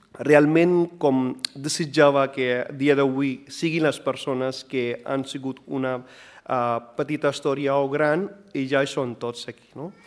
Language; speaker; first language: Catalan; non-native, fluent; Punjabi